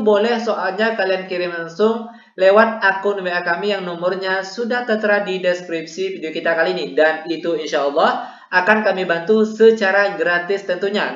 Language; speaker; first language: Indonesian; native; Indonesian